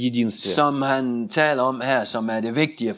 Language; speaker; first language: Danish; non-native, fluent; Russian